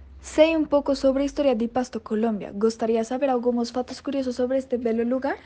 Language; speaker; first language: Portuguese; non-native, learner; Spanish